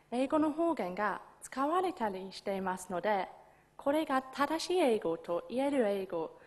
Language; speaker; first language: Japanese; non-native, fluent; English